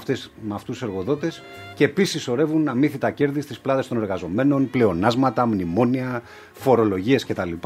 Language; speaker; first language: Greek; native; Greek